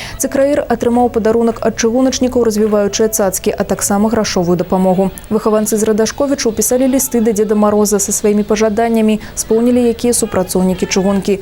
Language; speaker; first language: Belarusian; native; Belarusian